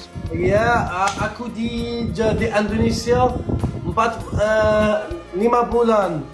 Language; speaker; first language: Indonesian; non-native, learner; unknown